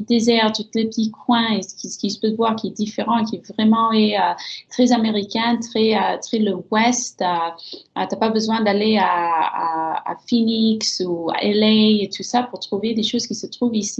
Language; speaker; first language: French; early bilingual, heritage; French